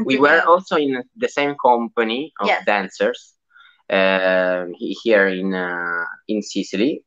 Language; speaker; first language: English; non-native, learner; Italian